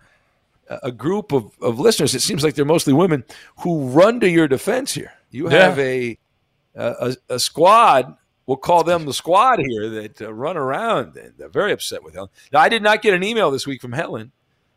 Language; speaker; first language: English; native; English